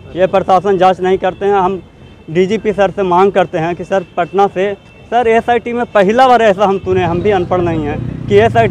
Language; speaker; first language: Hindi; native; Hindi